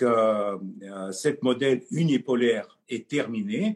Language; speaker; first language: French; non-native, fluent; Russian